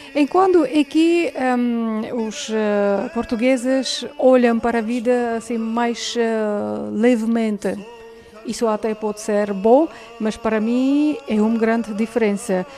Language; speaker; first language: Portuguese; non-native, fluent; Armenian